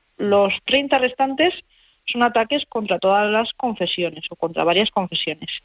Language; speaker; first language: Spanish; native; Spanish